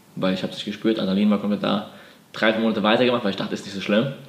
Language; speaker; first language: German; native; German